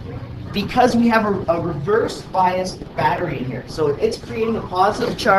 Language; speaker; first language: English; native; English